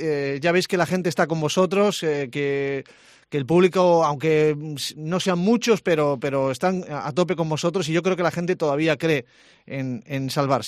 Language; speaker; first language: Spanish; native; Spanish